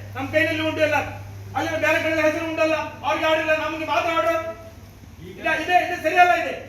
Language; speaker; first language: Kannada; non-native, local second language; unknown